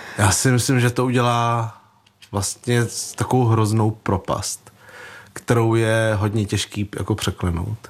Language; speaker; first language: Czech; early bilingual, other home language; Vietnamese